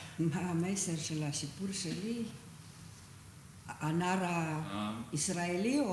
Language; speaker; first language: Hebrew; non-native, fluent; Romanian